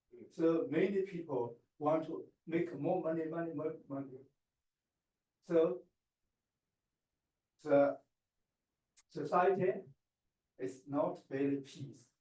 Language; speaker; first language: English; non-native, learner; Chinese